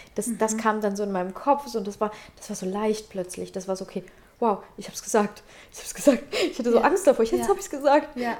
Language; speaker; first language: German; early bilingual, other home language; Russian